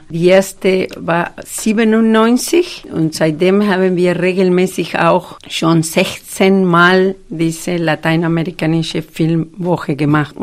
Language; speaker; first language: German; non-native, fluent; Spanish